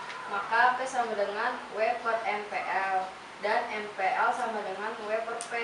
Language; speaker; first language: Indonesian; native; Indonesian